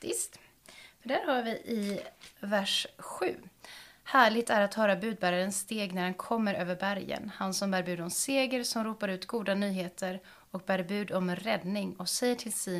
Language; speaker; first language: Swedish; native; Swedish